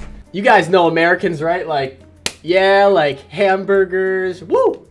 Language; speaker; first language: English; native; English